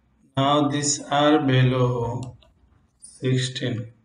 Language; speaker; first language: English; non-native, local second language; Bangla